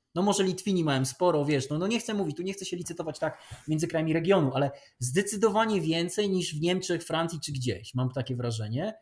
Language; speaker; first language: Polish; native; Polish